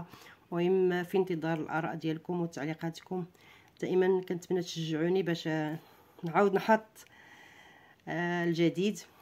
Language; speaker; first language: Arabic; native; Arabic